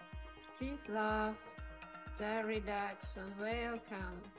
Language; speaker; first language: English; non-native, learner; Russian